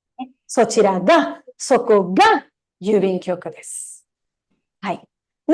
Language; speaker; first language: Japanese; non-native, fluent; Tamil